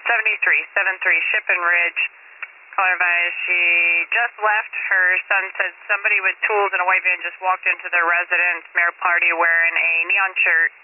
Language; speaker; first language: English; native; English